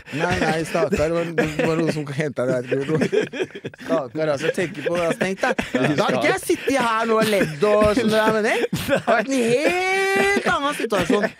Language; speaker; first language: Norwegian; early bilingual, other home language; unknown